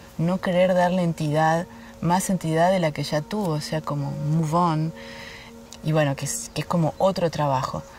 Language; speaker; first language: Spanish; native; Spanish